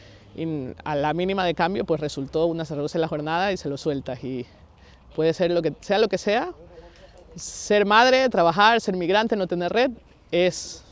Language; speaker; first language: Spanish; native; Spanish